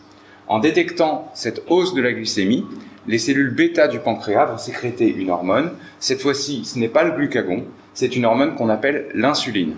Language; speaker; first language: French; native; French